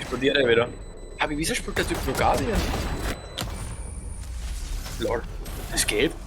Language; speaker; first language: German; native; German